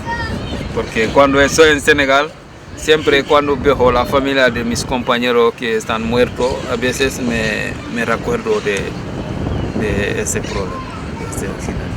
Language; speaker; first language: Spanish; non-native, fluent; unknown